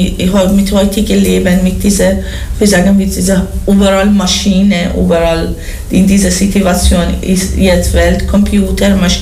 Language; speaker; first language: German; non-native, learner; Persian